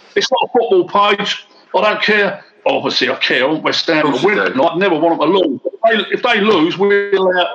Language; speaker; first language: English; native; English